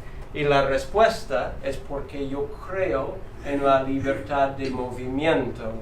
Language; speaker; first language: Spanish; non-native, fluent; English